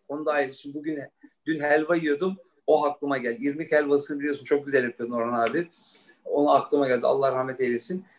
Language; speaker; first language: Turkish; early bilingual, heritage; Turkish